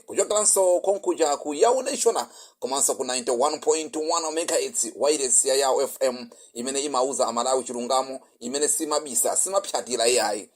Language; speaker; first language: Nyanja; non-native, local second language; Yao